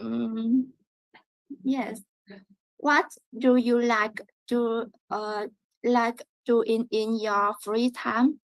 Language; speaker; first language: English; non-native, learner; Vietnamese